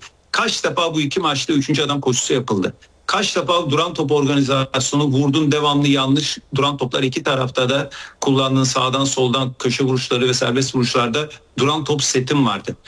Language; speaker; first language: Turkish; native; Turkish